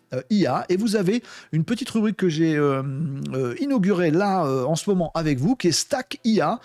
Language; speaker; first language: French; native; French